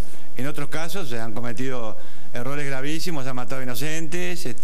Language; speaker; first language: Spanish; native; Spanish